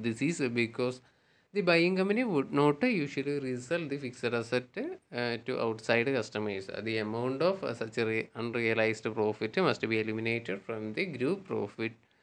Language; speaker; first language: English; non-native, local second language; Malayalam